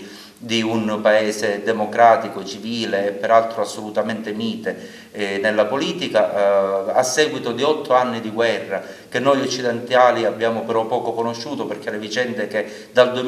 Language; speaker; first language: Italian; native; Italian